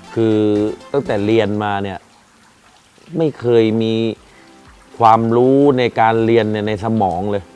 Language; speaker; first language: Thai; native; Thai